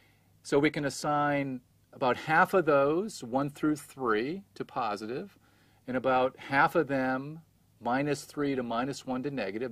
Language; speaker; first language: English; native; English